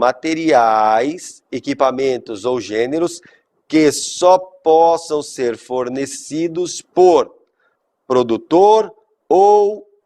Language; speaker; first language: Portuguese; native; Portuguese